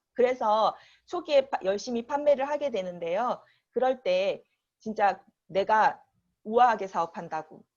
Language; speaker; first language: Korean; native; Korean